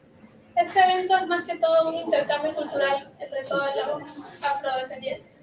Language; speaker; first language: Spanish; non-native, learner; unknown